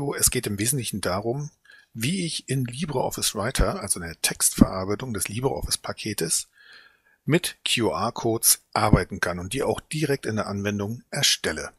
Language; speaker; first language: German; native; German